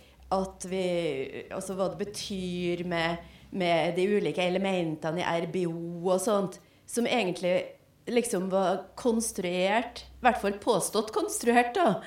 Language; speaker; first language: Norwegian; native; Norwegian